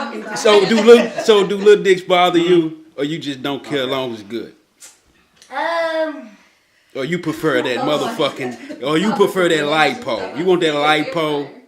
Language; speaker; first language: English; native; English